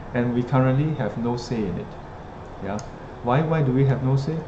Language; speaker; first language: English; non-native, local second language; Chinese